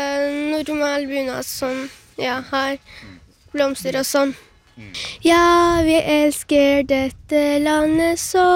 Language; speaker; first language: Norwegian; early bilingual, other home language; Turkish